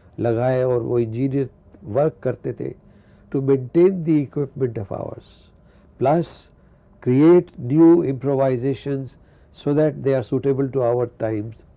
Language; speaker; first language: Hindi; early bilingual, other home language; Punjabi